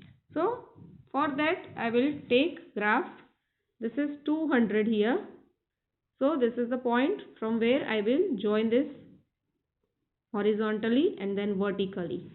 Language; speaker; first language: English; non-native, local second language; Hindi